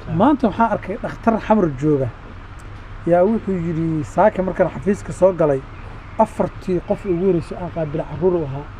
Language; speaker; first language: Somali; native; Somali